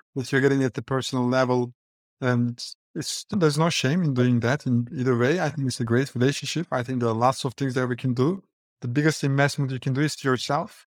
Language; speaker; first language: English; non-native, fluent; Turkish